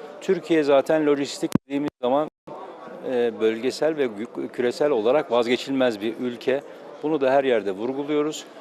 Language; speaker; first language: Turkish; native; Turkish